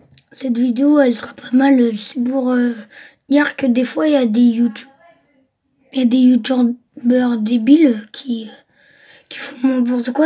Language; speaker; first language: French; early bilingual, other home language; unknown